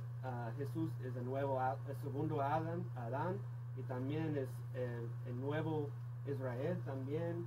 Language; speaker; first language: Spanish; non-native, fluent; English